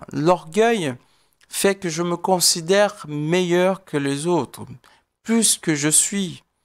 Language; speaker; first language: French; non-native, fluent; Portuguese